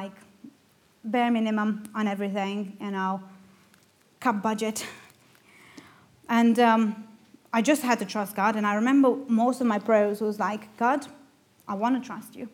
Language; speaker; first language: English; non-native, fluent; Romanian